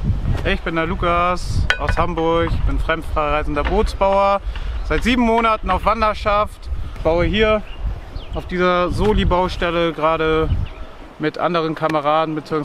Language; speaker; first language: German; native; German